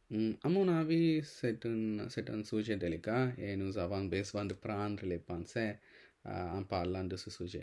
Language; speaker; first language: French; non-native, learner; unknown